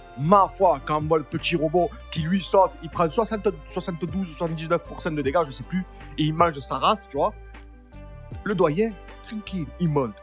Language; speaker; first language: French; native; French